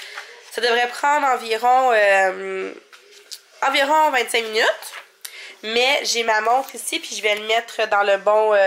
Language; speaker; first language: French; native; French